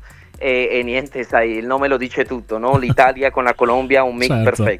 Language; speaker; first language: Italian; early bilingual, other home language; Spanish